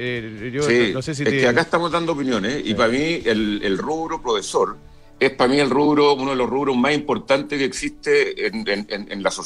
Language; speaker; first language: Spanish; native; Spanish